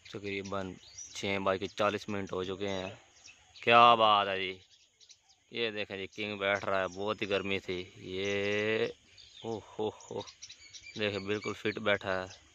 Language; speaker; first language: Hindi; non-native, local second language; Punjabi